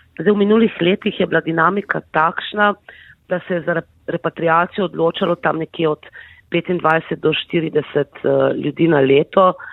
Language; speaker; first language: Slovenian; native; Slovenian